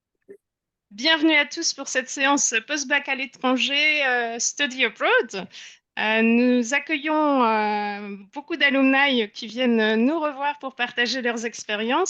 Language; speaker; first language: French; native; French